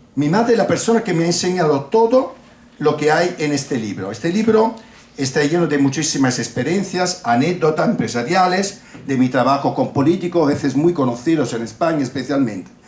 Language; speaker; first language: Spanish; non-native, fluent; Italian